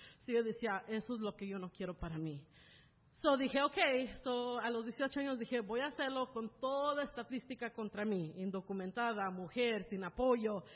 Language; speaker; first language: Spanish; early bilingual, heritage; Spanish